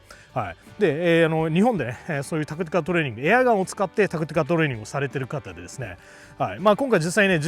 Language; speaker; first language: Japanese; native; Japanese